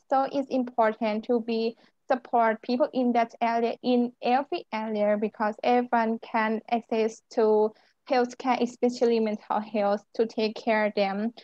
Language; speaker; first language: English; non-native, learner; Thai